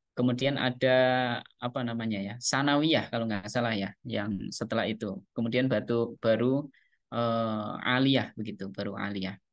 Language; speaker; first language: Indonesian; non-native, local second language; Javanese